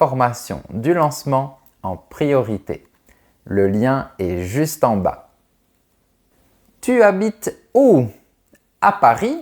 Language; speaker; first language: French; native; French